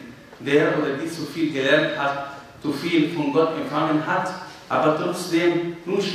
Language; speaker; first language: German; non-native, fluent; Arabic